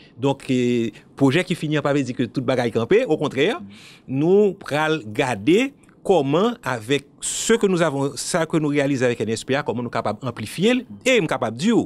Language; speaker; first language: French; non-native, local second language; Haitian Creole